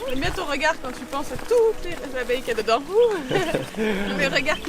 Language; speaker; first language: French; native; French